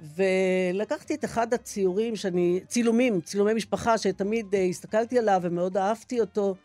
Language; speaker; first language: Hebrew; early bilingual, other home language; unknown